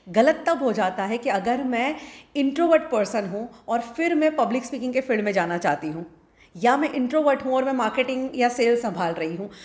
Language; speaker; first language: Hindi; non-native, local second language; Gujarati